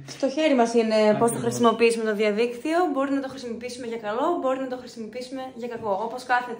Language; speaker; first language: Greek; native; Greek